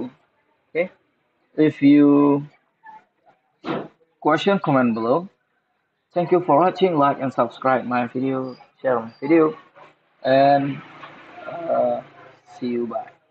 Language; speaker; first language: English; non-native, learner; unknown